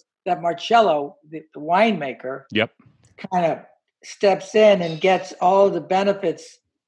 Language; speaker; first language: English; native; English